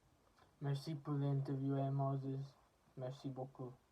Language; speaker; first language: French; non-native, learner; English